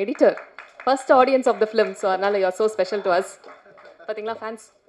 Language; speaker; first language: Tamil; native; Tamil